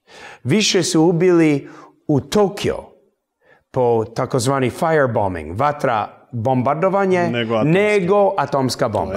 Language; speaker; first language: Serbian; early bilingual, heritage; English